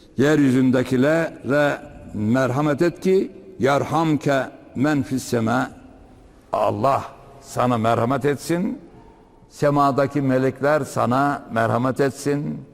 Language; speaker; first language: Turkish; native; Turkish